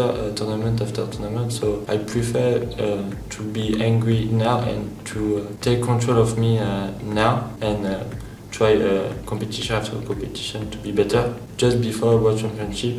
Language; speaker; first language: English; non-native, fluent; French